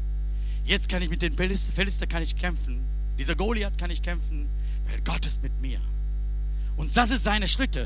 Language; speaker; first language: German; non-native, learner; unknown